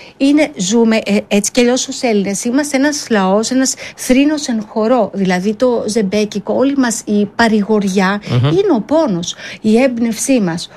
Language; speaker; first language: Greek; early bilingual, heritage; Greek